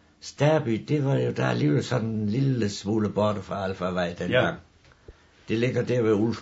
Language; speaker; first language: Danish; native; Danish